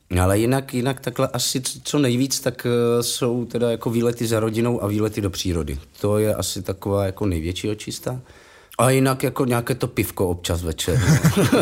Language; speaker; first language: Czech; native; Czech